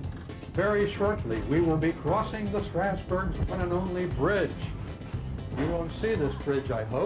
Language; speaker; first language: English; native; English